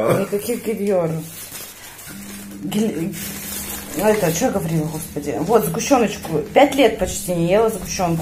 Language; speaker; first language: Russian; native; Russian